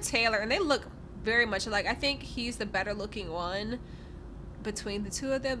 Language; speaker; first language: English; native; English